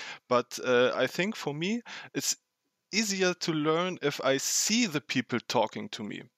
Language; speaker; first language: English; non-native, fluent; German